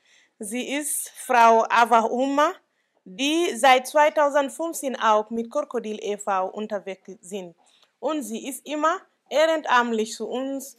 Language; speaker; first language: German; non-native, local second language; Mandingo